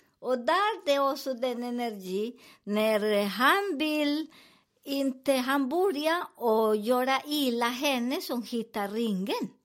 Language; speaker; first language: Swedish; non-native, learner; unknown